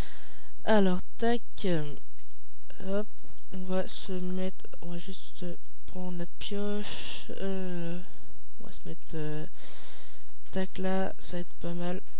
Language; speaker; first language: French; native; French